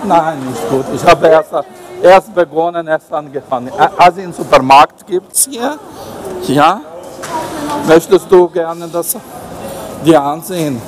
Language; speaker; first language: German; non-native, learner; Ukrainian